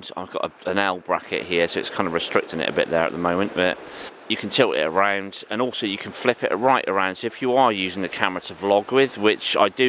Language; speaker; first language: English; native; English